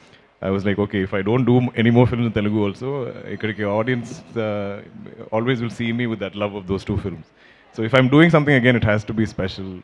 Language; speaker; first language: Telugu; non-native, learner; Malayalam